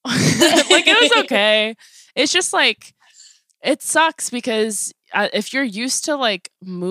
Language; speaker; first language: English; early bilingual, other home language; Persian